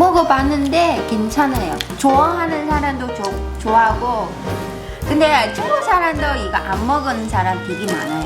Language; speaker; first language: Korean; non-native, learner; Chinese